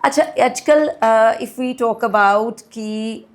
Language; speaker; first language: Hindi; non-native, local second language; Punjabi